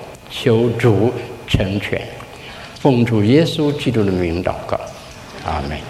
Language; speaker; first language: Chinese; native; Chinese